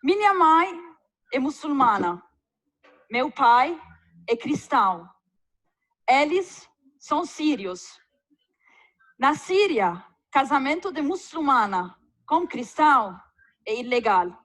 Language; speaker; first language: Portuguese; non-native, fluent; Arabic